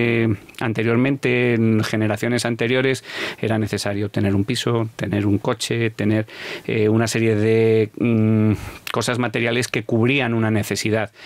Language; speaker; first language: Spanish; native; Spanish